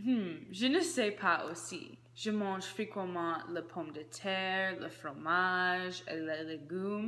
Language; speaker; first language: French; non-native, learner; English